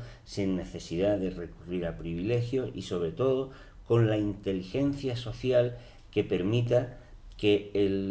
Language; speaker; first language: Spanish; native; Spanish